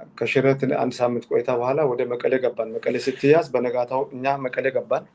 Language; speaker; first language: Amharic; non-native, local second language; Tigrinya